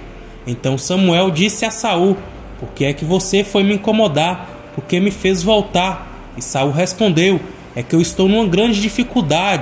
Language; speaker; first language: Portuguese; native; Portuguese